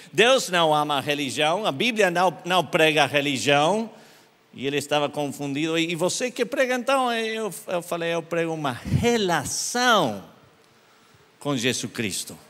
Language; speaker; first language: Portuguese; non-native, learner; English